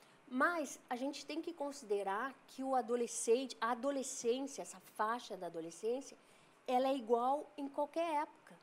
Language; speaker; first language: Portuguese; native; Portuguese